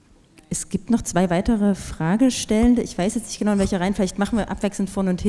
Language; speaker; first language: German; native; German